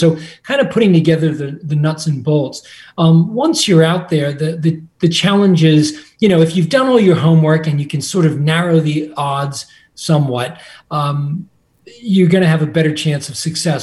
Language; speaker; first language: English; native; English